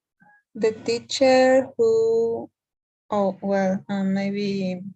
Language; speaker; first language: English; non-native, learner; Spanish